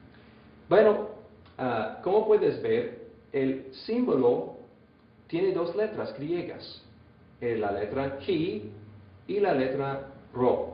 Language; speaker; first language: Spanish; non-native, fluent; English